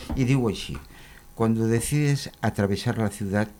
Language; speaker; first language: Spanish; non-native, local second language; Catalan